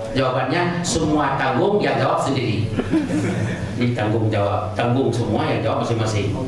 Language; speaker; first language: Indonesian; non-native, local second language; Achinese